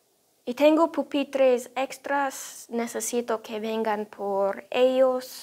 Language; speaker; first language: Spanish; non-native, fluent; English